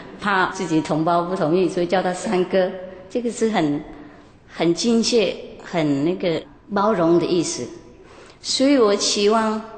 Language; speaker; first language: Chinese; non-native, fluent; Vietnamese